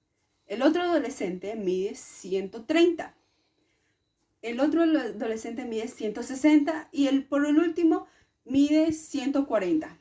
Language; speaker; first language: Spanish; native; Spanish